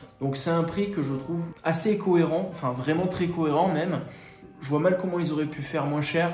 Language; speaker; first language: French; native; French